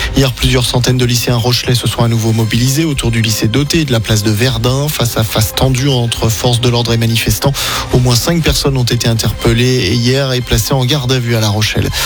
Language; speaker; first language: French; native; French